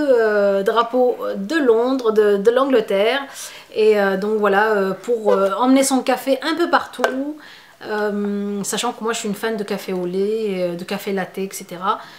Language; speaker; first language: French; native; French